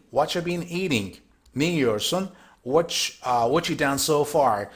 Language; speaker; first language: English; non-native, fluent; Turkish